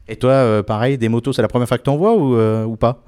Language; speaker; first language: French; native; French